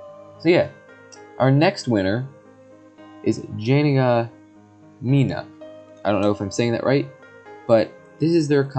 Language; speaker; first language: English; native; English